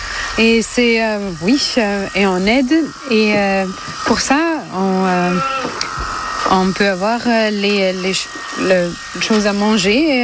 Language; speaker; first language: French; non-native, learner; German